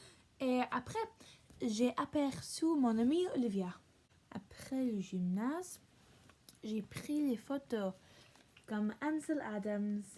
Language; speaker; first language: French; non-native, learner; English